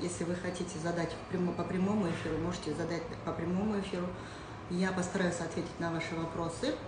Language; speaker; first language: Russian; non-native, local second language; Kazakh